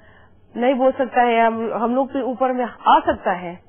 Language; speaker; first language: Hindi; non-native, local second language; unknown